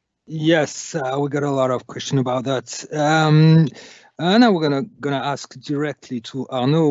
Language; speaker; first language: English; non-native, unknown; French